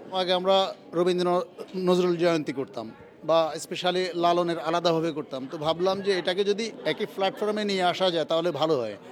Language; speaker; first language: Bangla; native; Bangla